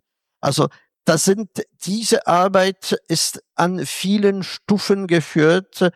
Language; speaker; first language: German; non-native, fluent; Polish